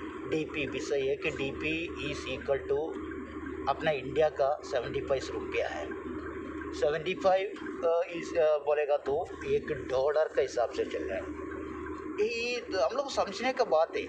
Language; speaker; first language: Hindi; non-native, local second language; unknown